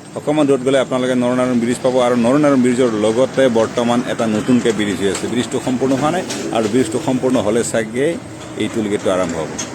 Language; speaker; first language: Assamese; native; Assamese